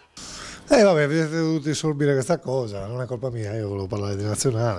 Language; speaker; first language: Italian; native; Italian